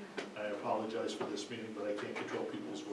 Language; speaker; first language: English; native; English